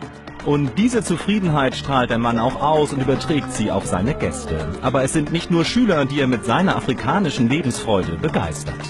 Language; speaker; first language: German; native; German